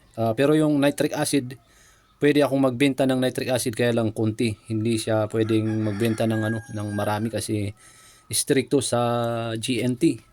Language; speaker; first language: Filipino; native; Filipino